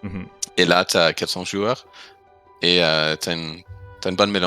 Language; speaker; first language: French; non-native, fluent; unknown